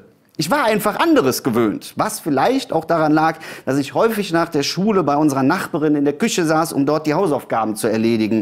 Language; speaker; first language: German; native; German